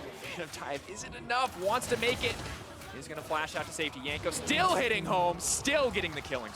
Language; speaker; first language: English; native; English